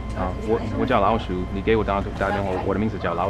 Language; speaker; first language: Chinese; non-native, fluent; English